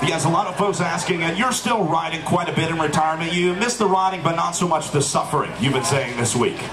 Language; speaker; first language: English; native; English